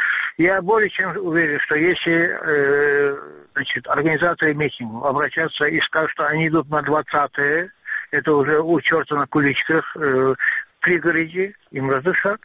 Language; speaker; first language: Russian; non-native, local second language; Azerbaijani